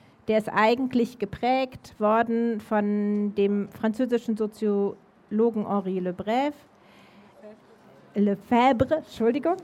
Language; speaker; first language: German; native; German